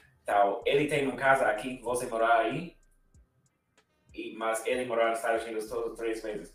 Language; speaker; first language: Portuguese; non-native, learner; English